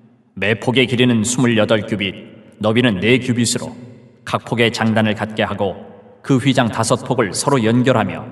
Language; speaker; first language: Korean; native; Korean